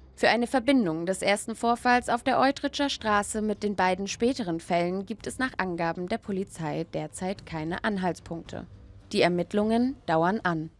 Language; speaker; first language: German; native; German